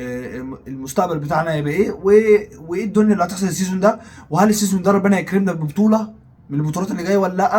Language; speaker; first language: Arabic; native; Arabic